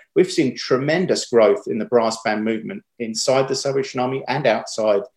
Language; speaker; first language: English; native; English